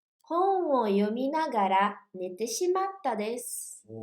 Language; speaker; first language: Japanese; non-native, learner; Portuguese